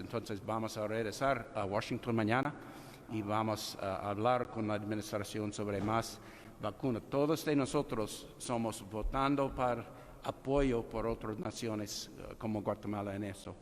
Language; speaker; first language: Spanish; non-native, fluent; English